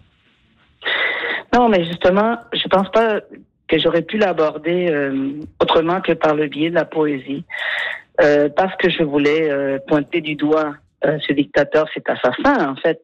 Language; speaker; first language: French; non-native, fluent; Spanish